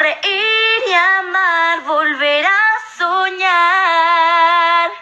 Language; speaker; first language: Spanish; native; Spanish